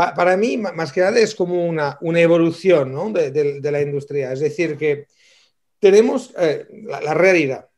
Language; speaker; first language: Spanish; non-native, fluent; French